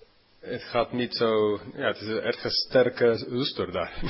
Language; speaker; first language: Dutch; non-native, fluent; English